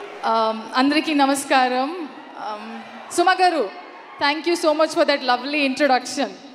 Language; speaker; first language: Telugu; non-native, learner; Kannada